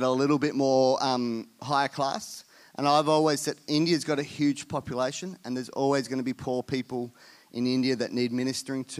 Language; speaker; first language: English; native; English